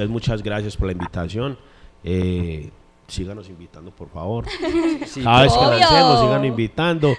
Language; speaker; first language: Spanish; native; Spanish